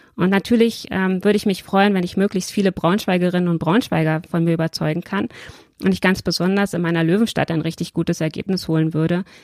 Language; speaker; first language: German; native; German